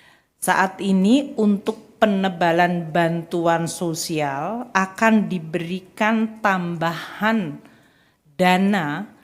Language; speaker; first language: Indonesian; native; Indonesian